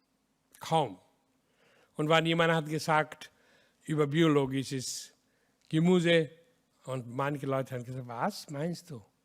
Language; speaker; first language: German; non-native, learner; Hindi